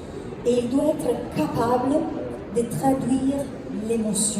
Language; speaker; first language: French; non-native, fluent; Italian